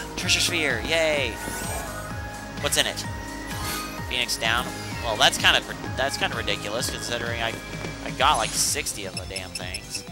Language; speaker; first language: English; native; English